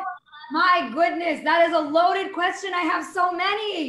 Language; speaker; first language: English; native; English